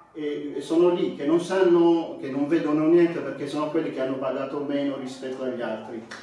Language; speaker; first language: Italian; non-native, fluent; Tigrinya